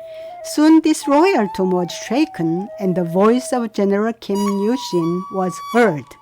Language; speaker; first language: English; non-native, fluent; Korean